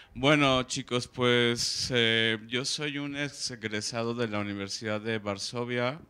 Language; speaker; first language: Spanish; native; Spanish